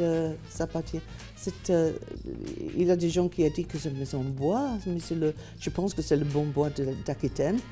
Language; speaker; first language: French; non-native, learner; English